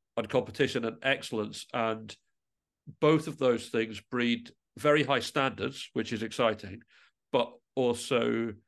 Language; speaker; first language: English; native; English